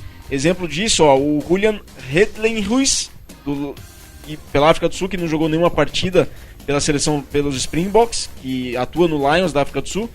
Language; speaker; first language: Portuguese; native; Portuguese